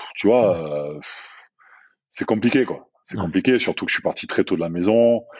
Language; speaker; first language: French; native; French